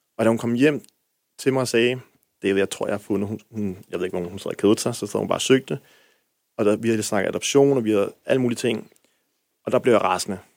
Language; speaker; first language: Danish; native; Danish